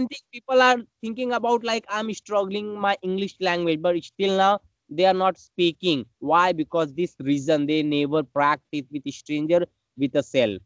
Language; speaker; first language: English; non-native, learner; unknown